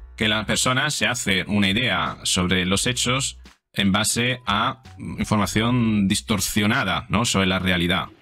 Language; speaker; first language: Spanish; non-native, fluent; Italian